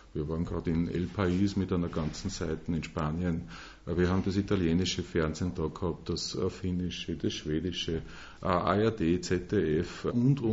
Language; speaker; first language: German; native; German